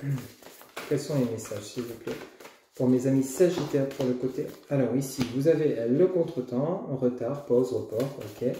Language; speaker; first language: French; native; French